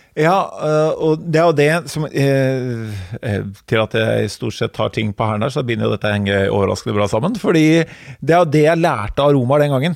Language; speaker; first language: Norwegian; native; Norwegian